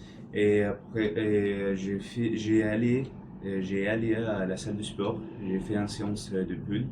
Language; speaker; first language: French; non-native, learner; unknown